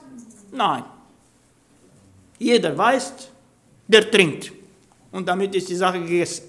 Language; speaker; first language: German; non-native, fluent; Romanian